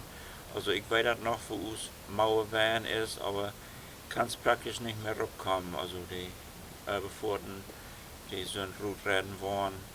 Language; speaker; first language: German; non-native, local second language; Low German